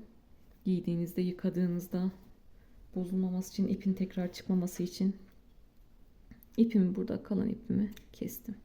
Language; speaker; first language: Turkish; native; Turkish